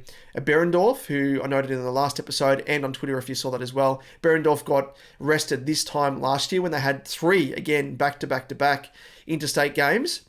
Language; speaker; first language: English; native; English